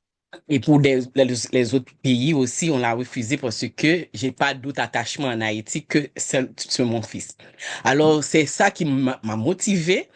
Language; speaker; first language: French; non-native, local second language; Haitian Creole